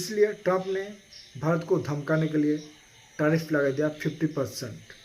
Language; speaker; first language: Hindi; non-native, local second language; Odia